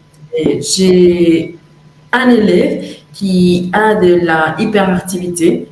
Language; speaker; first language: French; non-native, fluent; Spanish